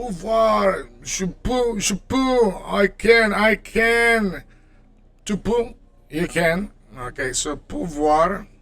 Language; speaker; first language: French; non-native, fluent; Spanish